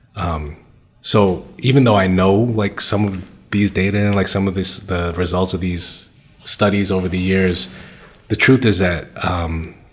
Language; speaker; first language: English; native; English